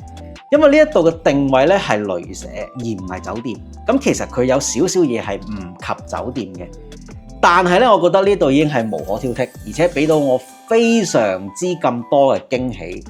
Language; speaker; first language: Cantonese; native; Cantonese